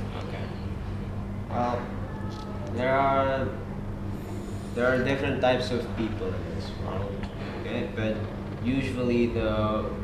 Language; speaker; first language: English; non-native, fluent; Indonesian